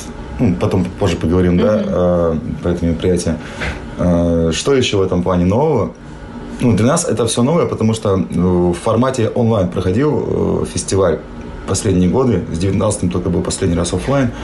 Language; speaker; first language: Russian; native; Russian